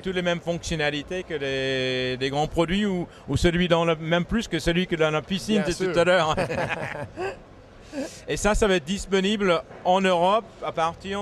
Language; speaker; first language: French; native; French